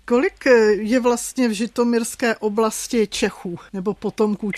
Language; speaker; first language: Czech; native; Czech